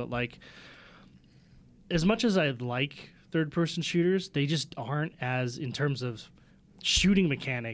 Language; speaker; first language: English; native; English